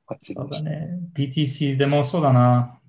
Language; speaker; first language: Japanese; non-native, learner; English